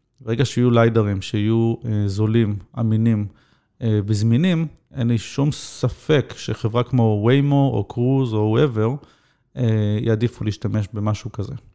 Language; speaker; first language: Hebrew; native; Hebrew